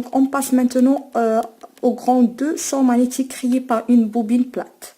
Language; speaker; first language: French; non-native, local second language; Arabic